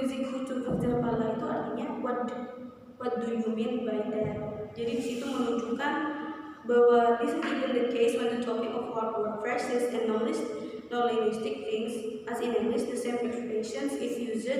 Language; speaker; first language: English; non-native, learner; Indonesian